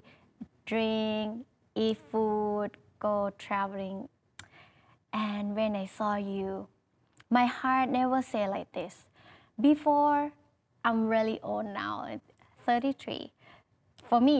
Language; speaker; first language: English; non-native, learner; Thai